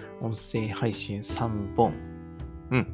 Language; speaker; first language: Japanese; native; Japanese